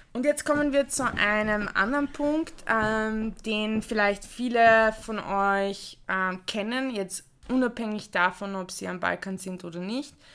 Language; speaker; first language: German; early bilingual, other home language; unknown